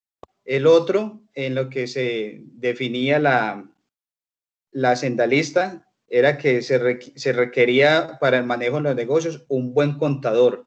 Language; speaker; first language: Spanish; native; Spanish